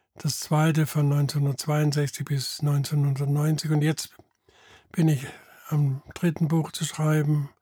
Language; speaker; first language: German; native; German